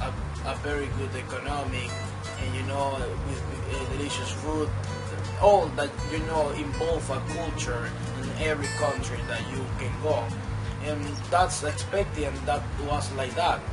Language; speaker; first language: English; non-native, fluent; Spanish